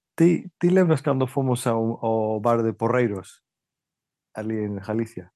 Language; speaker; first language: Galician; early bilingual, heritage; Galician